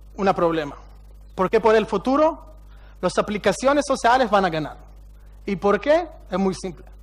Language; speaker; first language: Spanish; non-native, fluent; Hebrew